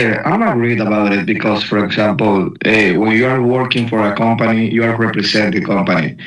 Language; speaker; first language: English; non-native, learner; Spanish